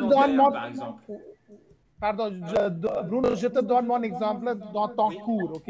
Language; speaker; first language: French; non-native, fluent; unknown